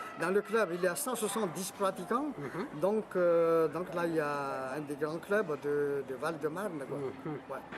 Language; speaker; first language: French; non-native, local second language; Malagasy